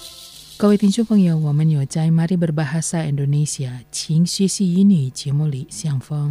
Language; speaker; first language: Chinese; non-native, fluent; Indonesian